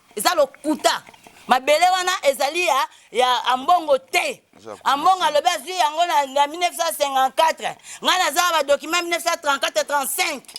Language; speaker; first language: Lingala; non-native, local second language; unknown